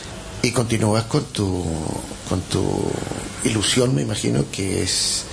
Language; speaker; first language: Spanish; native; Spanish